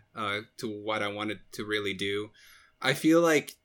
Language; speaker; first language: English; non-native, fluent; Portuguese